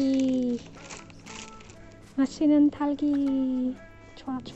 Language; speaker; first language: Korean; non-native, learner; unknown